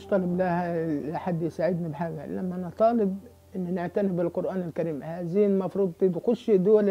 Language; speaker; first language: Arabic; native; Arabic